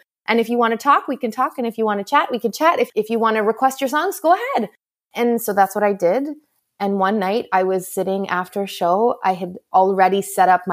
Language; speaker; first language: English; native; English